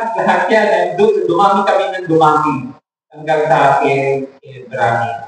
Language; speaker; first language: Filipino; native; Filipino